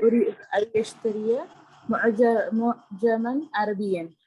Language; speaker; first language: Arabic; non-native, learner; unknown